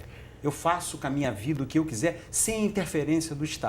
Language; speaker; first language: Portuguese; native; Portuguese